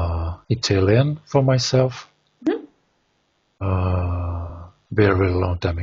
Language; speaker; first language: English; non-native, learner; Russian